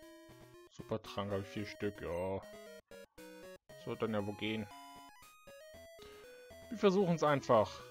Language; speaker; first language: German; native; German